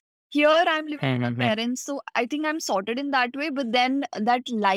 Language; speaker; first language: English; non-native, local second language; Punjabi